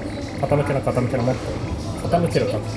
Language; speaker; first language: Japanese; native; Japanese